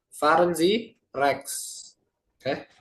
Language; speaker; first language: German; non-native, fluent; Indonesian